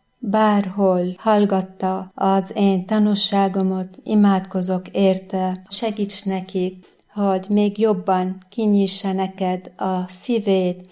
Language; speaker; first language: Hungarian; non-native, fluent; Arabic